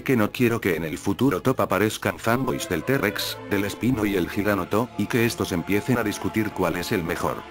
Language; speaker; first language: Spanish; native; Spanish